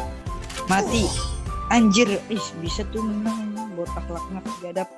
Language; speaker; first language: Indonesian; native; Indonesian